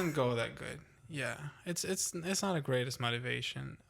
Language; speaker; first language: English; non-native, fluent; Ukrainian